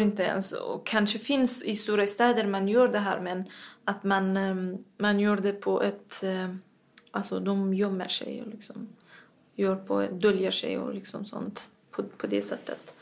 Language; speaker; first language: Swedish; non-native, fluent; Persian